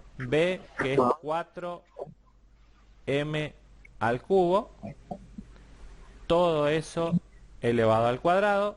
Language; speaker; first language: Spanish; native; Spanish